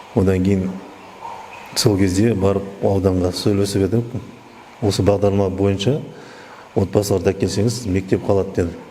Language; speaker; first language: Kazakh; native; Kazakh